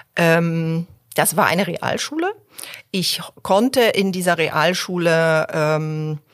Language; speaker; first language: German; early bilingual, other home language; Polish